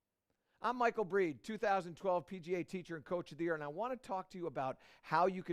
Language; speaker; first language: English; native; English